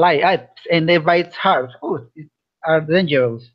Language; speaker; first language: English; non-native, learner; Spanish